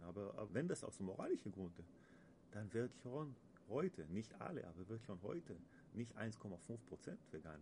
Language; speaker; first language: German; non-native, learner; Hebrew